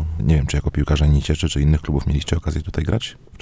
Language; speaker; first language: Polish; native; Polish